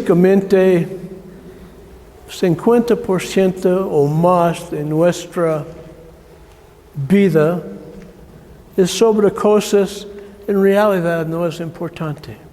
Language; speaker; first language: Spanish; non-native, learner; English